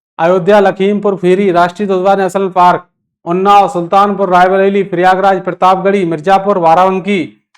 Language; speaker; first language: Hindi; native; Hindi